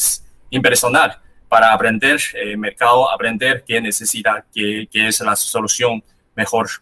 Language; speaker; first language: Spanish; non-native, fluent; Chinese